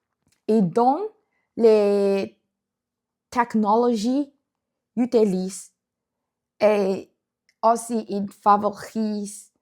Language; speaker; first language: French; non-native, learner; Chinese